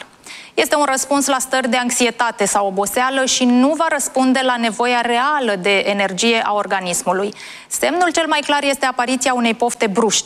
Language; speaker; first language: Romanian; native; Romanian